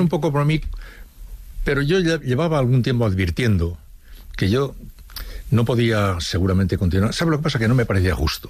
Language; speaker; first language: Spanish; native; Spanish